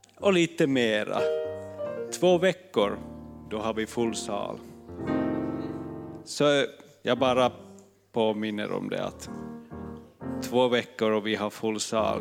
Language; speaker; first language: Swedish; non-native, fluent; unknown